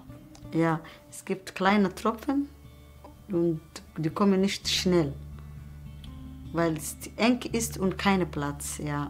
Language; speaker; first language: German; non-native, learner; Somali